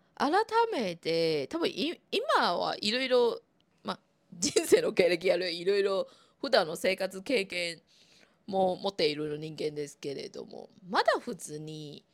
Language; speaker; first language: Japanese; non-native, fluent; Chinese